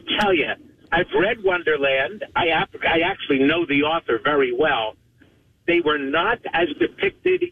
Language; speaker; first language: English; native; English